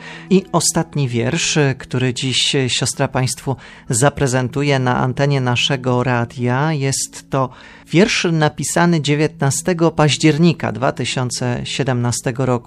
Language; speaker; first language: Polish; native; Polish